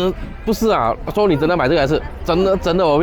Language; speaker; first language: Chinese; native; Chinese